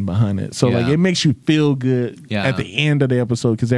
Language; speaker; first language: English; native; English